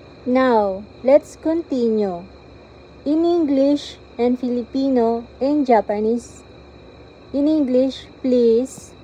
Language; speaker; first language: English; non-native, local second language; Filipino